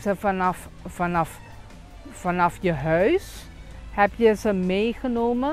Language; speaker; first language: Dutch; non-native, local second language; Papiamento